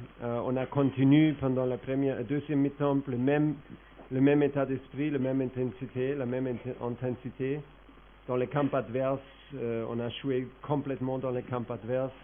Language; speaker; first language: French; non-native, fluent; German